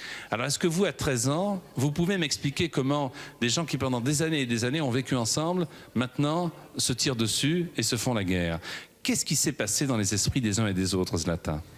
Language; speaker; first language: French; native; French